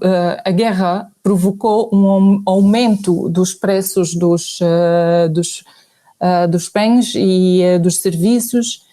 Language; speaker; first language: Portuguese; non-native, fluent; Arabic